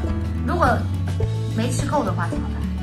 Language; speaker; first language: Chinese; native; Chinese